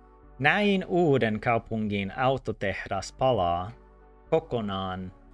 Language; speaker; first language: Finnish; non-native, learner; English